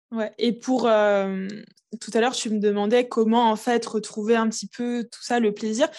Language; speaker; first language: French; early bilingual, other home language; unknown